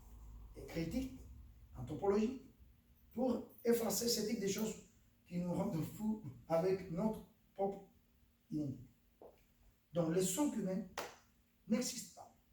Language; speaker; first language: French; non-native, fluent; Spanish